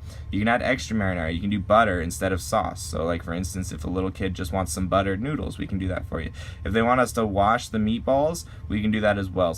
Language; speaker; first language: English; native; English